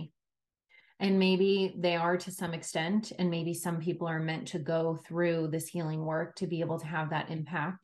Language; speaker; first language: English; native; English